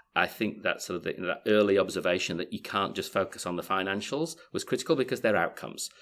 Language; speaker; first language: English; native; English